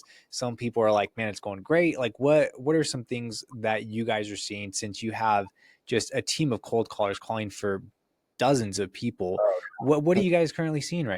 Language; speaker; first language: English; native; English